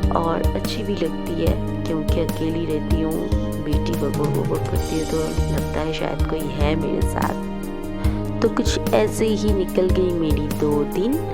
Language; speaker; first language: Hindi; non-native, local second language; Bangla